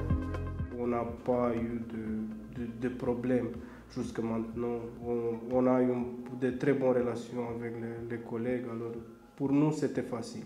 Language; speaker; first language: French; non-native, learner; Romanian